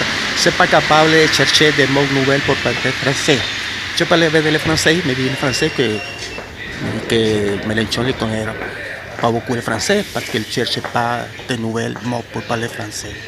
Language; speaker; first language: French; non-native, learner; Spanish